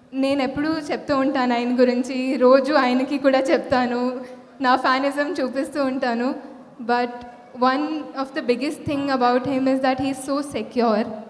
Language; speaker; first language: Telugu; non-native, fluent; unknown